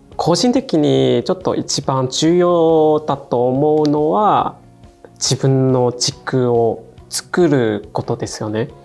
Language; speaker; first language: Japanese; non-native, fluent; Chinese